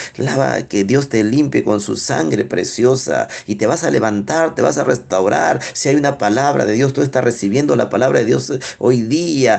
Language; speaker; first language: Spanish; native; Spanish